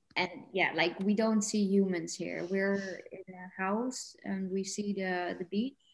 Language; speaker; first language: English; non-native, fluent; Dutch